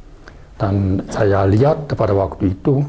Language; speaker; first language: Indonesian; non-native, learner; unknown